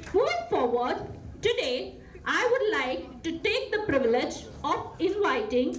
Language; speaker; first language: English; non-native, local second language; Telugu